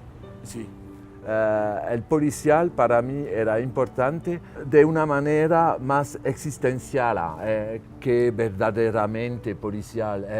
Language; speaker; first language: Spanish; non-native, learner; French